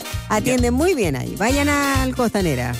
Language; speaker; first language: Spanish; native; Spanish